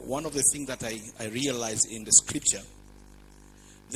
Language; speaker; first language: English; non-native, local second language; Swahili